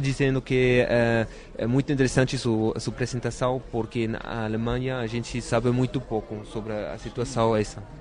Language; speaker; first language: Portuguese; non-native, fluent; German